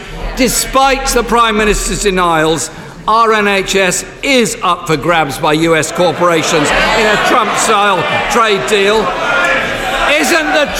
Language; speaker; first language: English; native; English